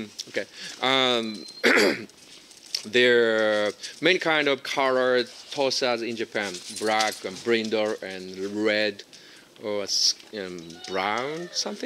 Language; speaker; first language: English; non-native, learner; Japanese